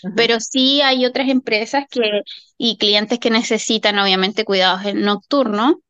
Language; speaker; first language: Spanish; native; Spanish